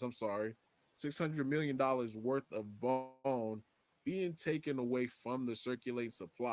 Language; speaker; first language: English; native; English